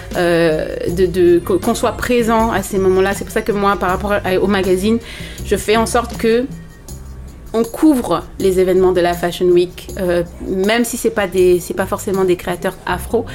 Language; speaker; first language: French; non-native, local second language; Lingala